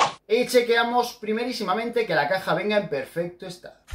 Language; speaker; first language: Spanish; native; Spanish